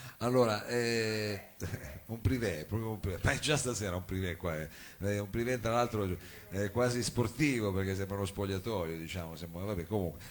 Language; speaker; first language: Italian; native; Italian